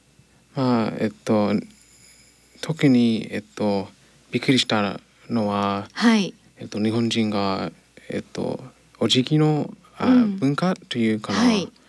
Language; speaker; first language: Japanese; non-native, learner; English